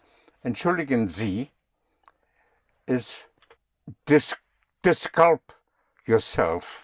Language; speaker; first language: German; non-native, fluent; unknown